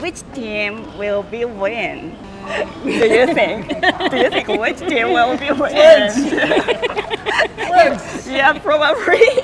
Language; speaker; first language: English; non-native, learner; Japanese